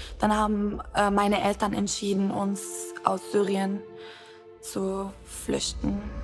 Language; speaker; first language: German; non-native, fluent; Arabic